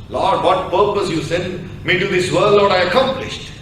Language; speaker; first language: English; non-native, local second language; Tamil